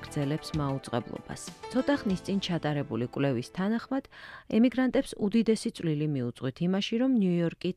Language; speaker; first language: Georgian; native; Georgian